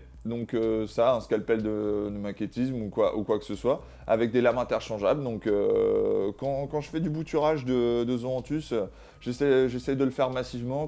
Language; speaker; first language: French; native; French